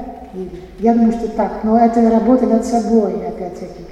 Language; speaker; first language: Russian; non-native, fluent; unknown